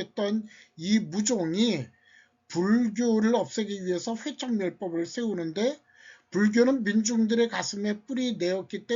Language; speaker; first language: Korean; native; Korean